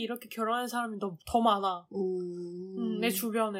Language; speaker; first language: Korean; non-native, learner; Chinese